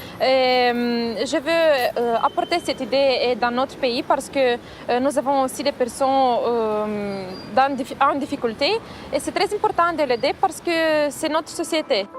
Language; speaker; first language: French; non-native, learner; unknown